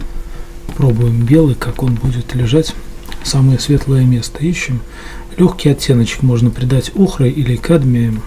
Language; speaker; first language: Russian; native; Russian